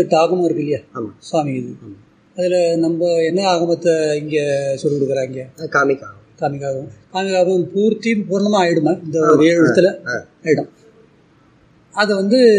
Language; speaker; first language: Tamil; native; Tamil